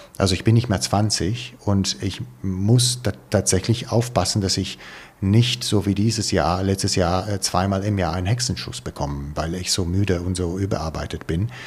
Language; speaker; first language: German; non-native, fluent; Italian